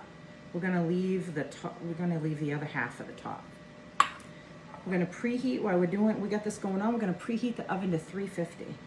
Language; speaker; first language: English; native; English